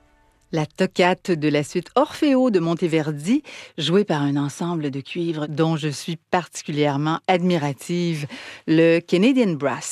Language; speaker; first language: French; native; French